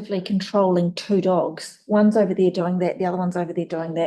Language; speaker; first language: English; native; English